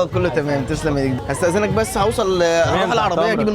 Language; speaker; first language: Arabic; native; Arabic